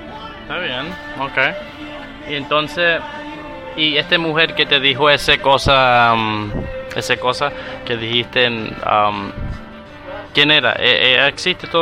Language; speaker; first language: Spanish; early bilingual, heritage; Spanish